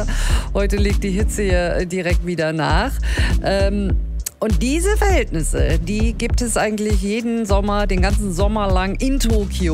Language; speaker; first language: German; native; German